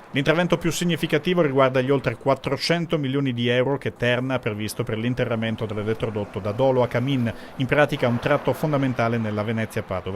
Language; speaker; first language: Italian; native; Italian